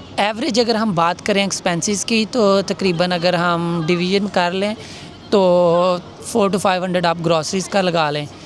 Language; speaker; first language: Urdu; non-native, local second language; Punjabi